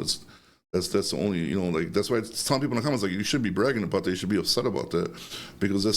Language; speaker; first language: English; native; English